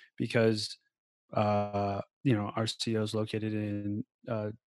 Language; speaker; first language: English; native; English